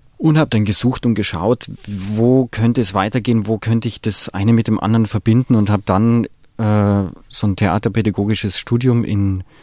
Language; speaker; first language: German; native; German